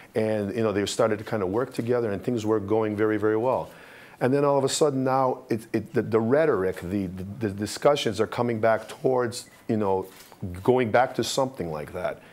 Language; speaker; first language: English; early bilingual, other home language; Russian